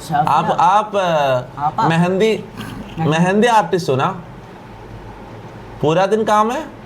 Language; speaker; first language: Hindi; non-native, local second language; Malayalam